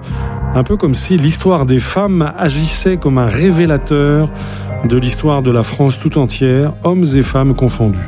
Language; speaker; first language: French; native; French